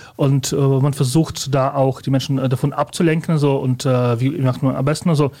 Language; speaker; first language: German; early bilingual, other home language; Russian